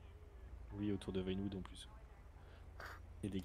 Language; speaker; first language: French; native; French